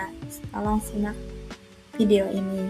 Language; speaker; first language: Indonesian; native; Indonesian